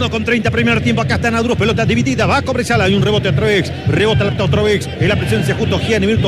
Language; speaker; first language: Spanish; native; Spanish